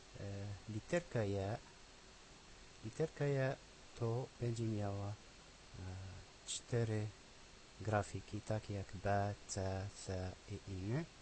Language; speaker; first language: Polish; non-native, learner; Arabic